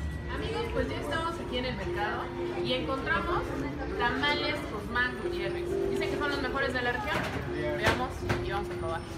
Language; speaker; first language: Spanish; native; Spanish